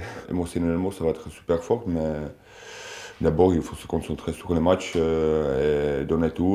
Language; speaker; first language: French; non-native, fluent; Czech